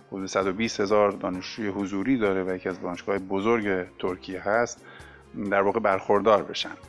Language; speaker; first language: Persian; native; Persian